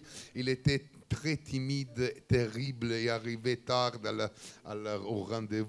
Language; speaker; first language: French; non-native, learner; Italian